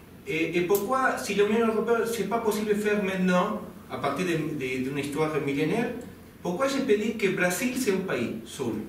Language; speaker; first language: French; non-native, learner; Spanish